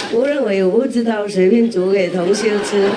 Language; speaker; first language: Chinese; non-native, fluent; Vietnamese